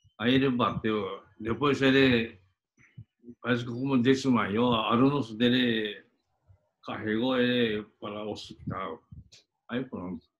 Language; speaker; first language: Portuguese; non-native, fluent; Japanese